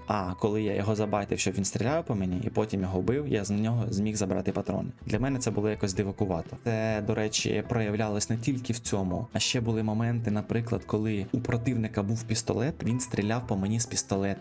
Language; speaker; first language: Ukrainian; native; Ukrainian